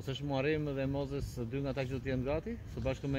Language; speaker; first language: Albanian; native; Albanian